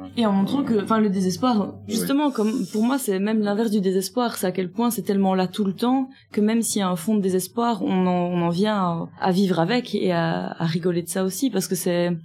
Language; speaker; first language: French; native; French